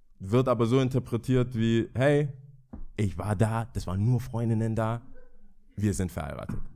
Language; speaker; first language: German; early bilingual, other home language; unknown